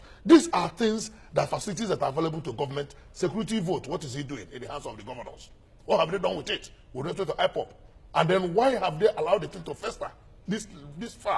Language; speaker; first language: English; non-native, local second language; Igbo